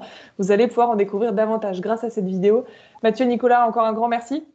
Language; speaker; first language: French; native; French